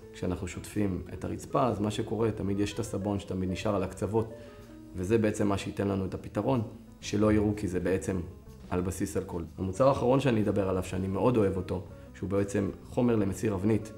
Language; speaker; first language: Hebrew; native; Hebrew